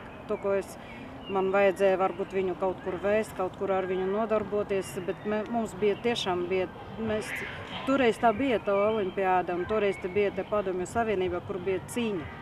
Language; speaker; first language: Latvian; non-native, local second language; Russian